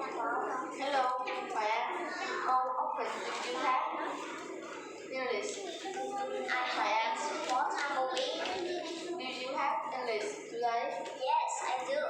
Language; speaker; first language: English; non-native, learner; Vietnamese